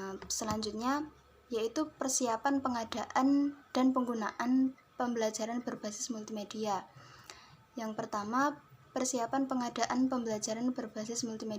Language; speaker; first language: Indonesian; native; Indonesian